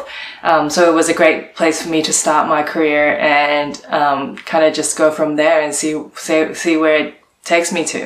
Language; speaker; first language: English; non-native, local second language; Cantonese